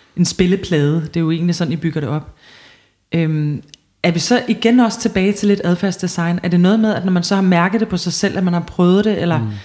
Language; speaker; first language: Danish; native; Danish